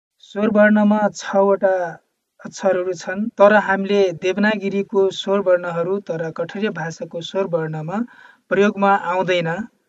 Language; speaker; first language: Nepali; non-native, local second language; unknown